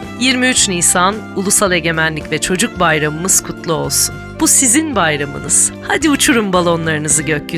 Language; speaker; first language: Turkish; native; Turkish